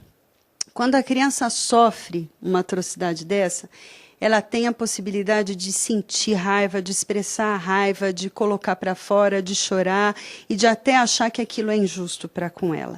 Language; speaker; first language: Portuguese; native; Portuguese